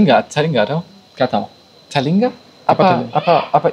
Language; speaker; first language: Indonesian; non-native, learner; German